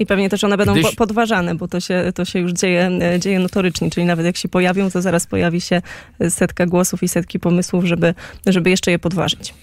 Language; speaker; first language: Polish; native; Polish